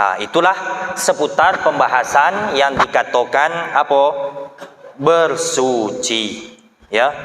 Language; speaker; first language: Malay; native; Malay